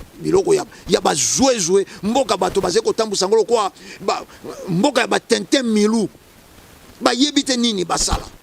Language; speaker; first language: Lingala; native; Lingala